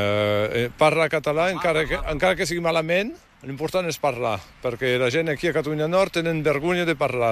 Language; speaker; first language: Catalan; native; Catalan